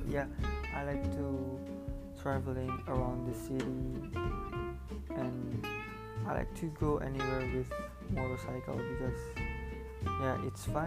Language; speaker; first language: English; non-native, learner; Indonesian